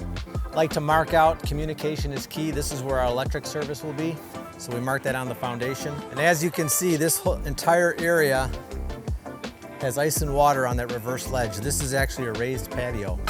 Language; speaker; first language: English; native; English